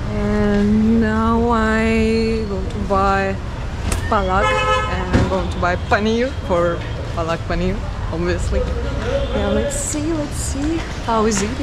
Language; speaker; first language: English; non-native, learner; Russian